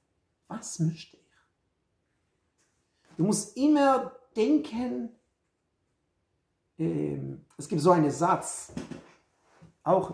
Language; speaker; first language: German; non-native, fluent; Hebrew